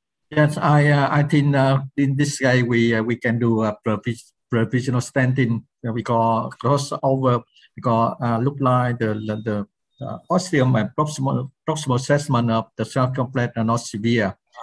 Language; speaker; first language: English; non-native, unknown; Vietnamese